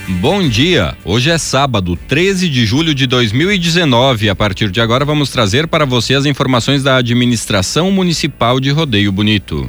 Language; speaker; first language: Portuguese; native; Portuguese